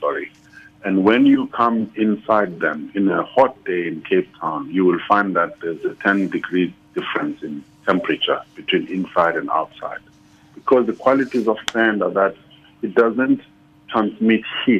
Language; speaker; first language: English; non-native, local second language; Xhosa